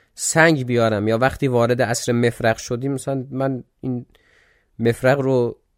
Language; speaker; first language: Persian; non-native, local second language; Azerbaijani